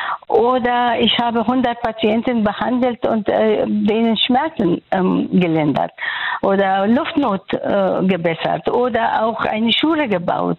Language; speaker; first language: German; non-native, fluent; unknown